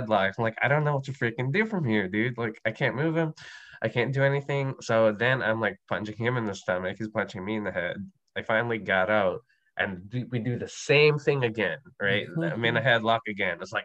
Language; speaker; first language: English; non-native, local second language; Filipino